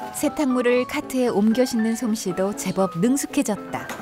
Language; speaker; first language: Korean; native; Korean